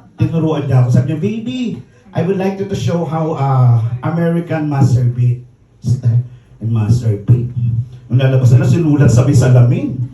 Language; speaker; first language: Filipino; native; Filipino